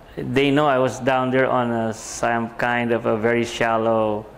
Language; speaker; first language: English; non-native, local second language; Filipino